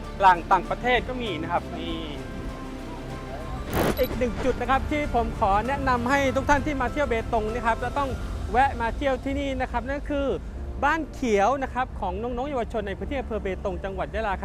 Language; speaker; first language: Thai; native; Thai